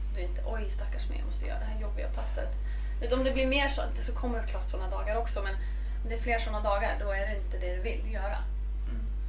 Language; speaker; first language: Swedish; non-native, fluent; Icelandic